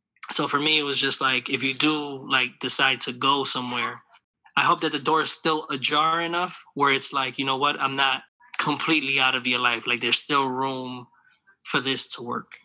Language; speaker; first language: English; early bilingual, other home language; Spanish